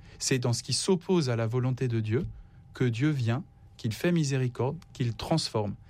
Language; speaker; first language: French; native; French